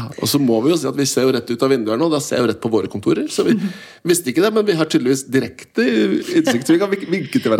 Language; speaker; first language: Norwegian; native; Norwegian